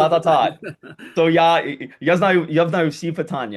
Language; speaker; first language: Ukrainian; early bilingual, heritage; Ukrainian